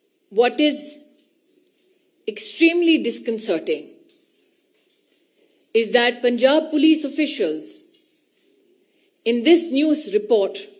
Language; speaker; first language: English; non-native, local second language; Hindi